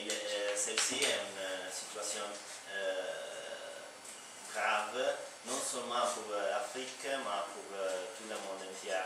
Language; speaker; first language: French; non-native, learner; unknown